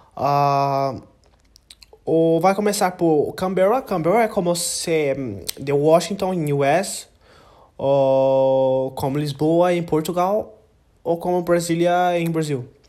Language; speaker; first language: Portuguese; non-native, learner; English